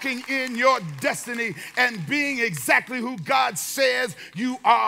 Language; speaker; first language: English; native; English